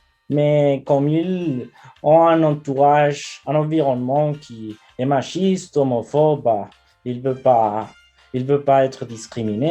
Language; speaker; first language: French; non-native, fluent; Spanish